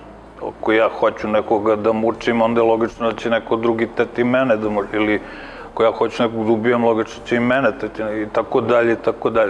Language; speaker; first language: Serbian; native; Serbian